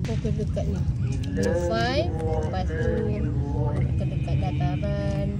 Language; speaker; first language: Malay; native; Malay